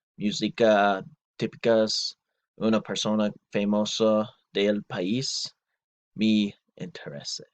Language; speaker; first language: Spanish; non-native, learner; English